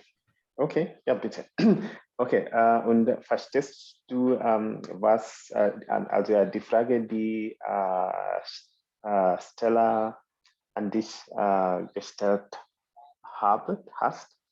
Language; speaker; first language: German; non-native, fluent; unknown